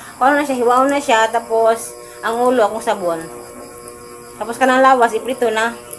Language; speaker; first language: Filipino; non-native, local second language; Cebuano